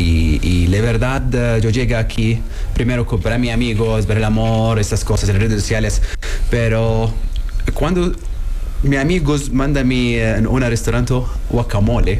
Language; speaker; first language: Spanish; non-native, learner; Arabic